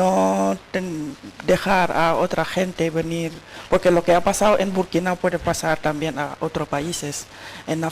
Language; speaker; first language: Spanish; non-native, learner; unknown